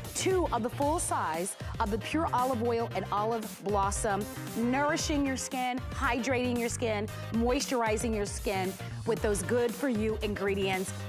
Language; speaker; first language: English; native; English